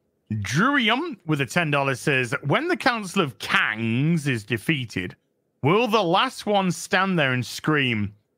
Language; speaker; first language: English; native; English